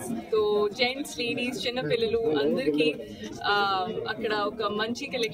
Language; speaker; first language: Telugu; non-native, fluent; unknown